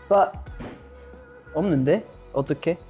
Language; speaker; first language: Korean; non-native, fluent; English